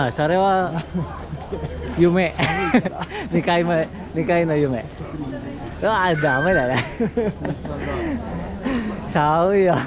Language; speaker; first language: Japanese; non-native, fluent; Indonesian